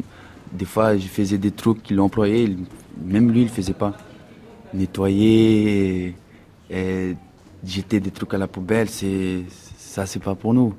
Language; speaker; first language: French; non-native, fluent; Portuguese